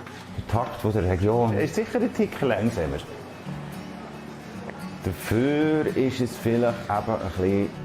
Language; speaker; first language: German; native; German